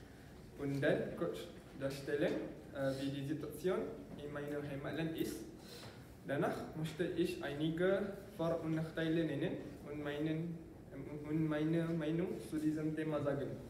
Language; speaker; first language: German; non-native, learner; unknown